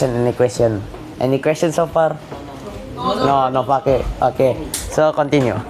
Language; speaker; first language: English; non-native, learner; Indonesian